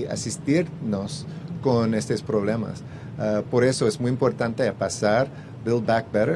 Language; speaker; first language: Spanish; early bilingual, heritage; English